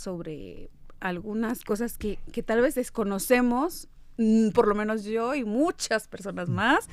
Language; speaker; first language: Spanish; native; Spanish